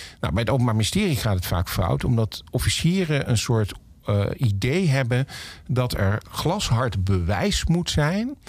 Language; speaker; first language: Dutch; native; Dutch